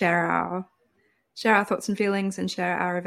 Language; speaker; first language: English; native; English